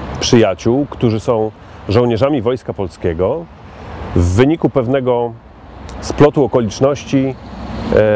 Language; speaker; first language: Polish; native; Polish